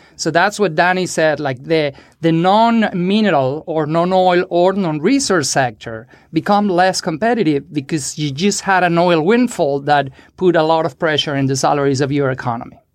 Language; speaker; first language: English; non-native, fluent; Spanish